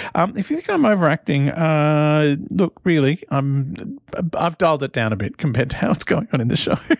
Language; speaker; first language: English; native; English